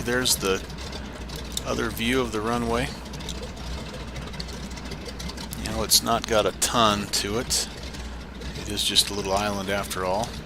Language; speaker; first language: English; native; English